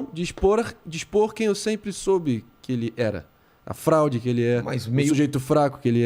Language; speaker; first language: Portuguese; native; Portuguese